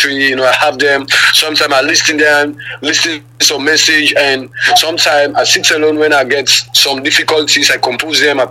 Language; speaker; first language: English; non-native, local second language; Krio